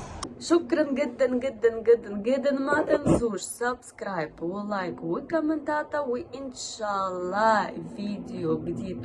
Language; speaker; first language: Arabic; non-native, learner; Russian